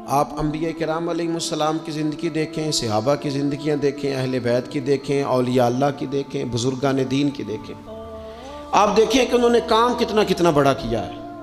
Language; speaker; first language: Urdu; native; Urdu